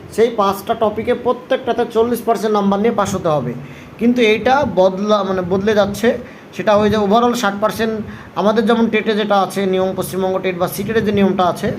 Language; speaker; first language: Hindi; non-native, local second language; Bangla